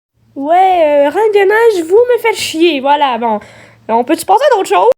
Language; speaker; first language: French; native; French